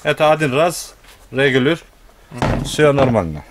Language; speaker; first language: Russian; non-native, learner; Turkish